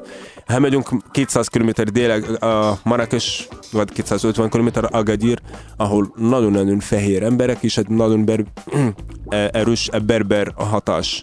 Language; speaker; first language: Hungarian; non-native, learner; Arabic